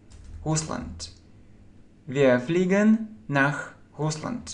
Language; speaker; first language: German; non-native, learner; Russian